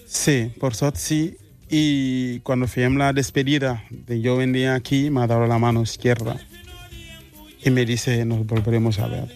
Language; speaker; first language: Spanish; non-native, fluent; Mandingo